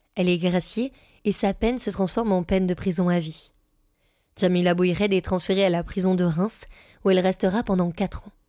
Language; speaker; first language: French; native; French